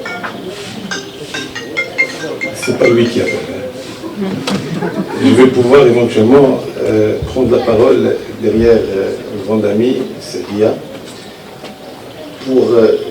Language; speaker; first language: French; non-native, local second language; Arabic